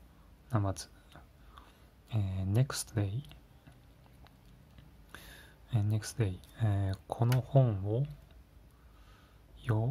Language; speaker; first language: Japanese; non-native, learner; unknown